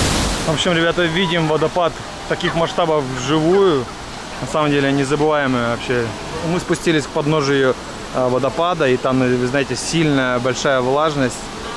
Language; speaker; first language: Russian; native; Russian